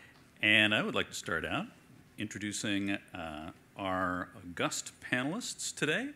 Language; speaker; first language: English; native; English